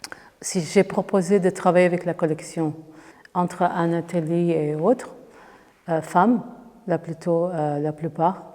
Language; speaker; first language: French; non-native, fluent; Portuguese